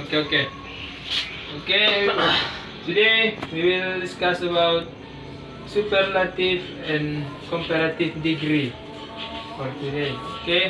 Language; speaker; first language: English; non-native, learner; Indonesian